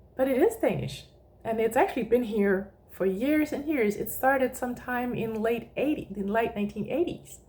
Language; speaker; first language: English; non-native, fluent; Danish